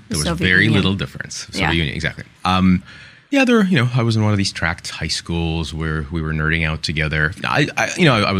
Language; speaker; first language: English; non-native, fluent; Ukrainian